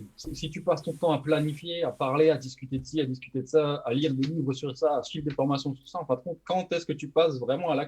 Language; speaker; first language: French; native; French